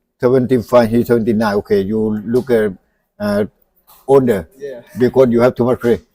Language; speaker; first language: English; non-native, learner; Thai